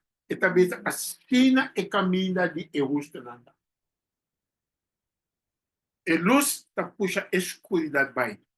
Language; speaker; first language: Portuguese; non-native, learner; Papiamento